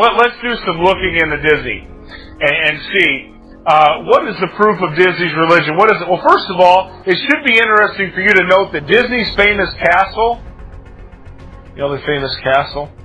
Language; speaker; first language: English; native; English